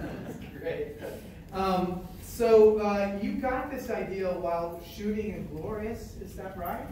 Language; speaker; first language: English; native; English